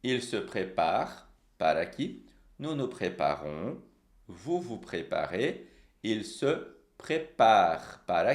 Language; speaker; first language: French; non-native, fluent; Portuguese